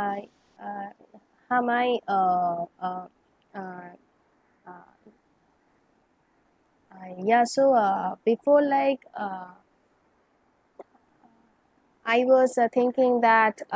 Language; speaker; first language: English; non-native, local second language; Bangla